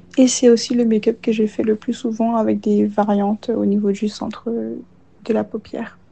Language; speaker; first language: French; native; French